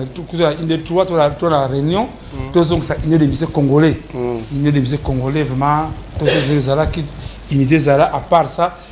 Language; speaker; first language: French; non-native, local second language; Lingala